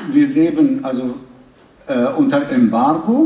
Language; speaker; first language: German; non-native, fluent; Kurdish